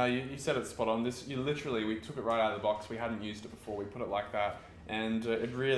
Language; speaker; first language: English; native; English